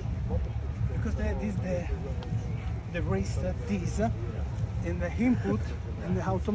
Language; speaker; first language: English; non-native, learner; Italian